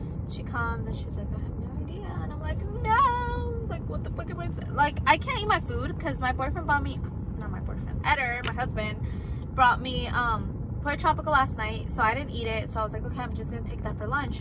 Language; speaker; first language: English; early bilingual, other home language; Spanish